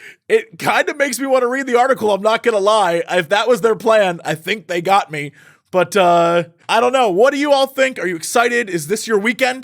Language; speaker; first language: English; native; English